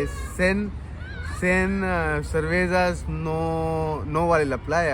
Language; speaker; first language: Spanish; non-native, learner; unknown